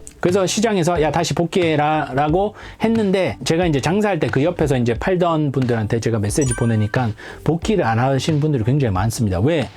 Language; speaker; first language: Korean; native; Korean